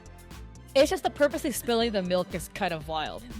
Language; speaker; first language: English; native; English